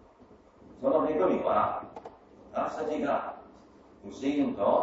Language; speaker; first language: Japanese; non-native, fluent; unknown